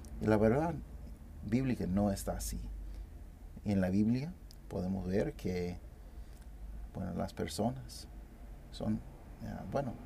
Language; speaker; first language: Spanish; non-native, fluent; English